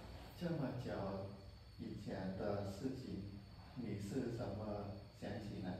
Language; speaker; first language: Chinese; non-native, learner; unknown